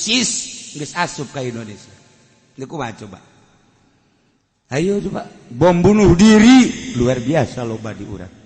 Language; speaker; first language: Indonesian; non-native, local second language; Sundanese